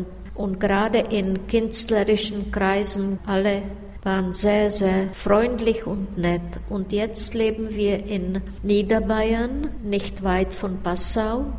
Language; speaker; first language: German; non-native, fluent; Czech